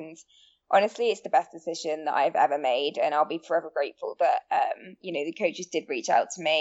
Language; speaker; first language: English; native; English